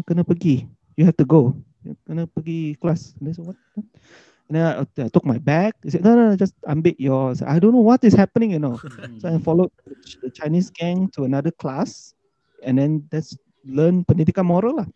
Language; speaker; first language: English; native; English